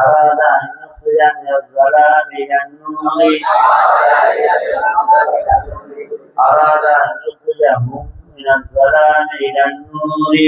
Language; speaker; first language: Arabic; non-native, learner; Bangla